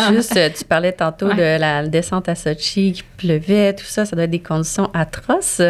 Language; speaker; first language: French; native; French